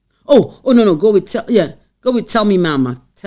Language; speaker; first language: English; native; English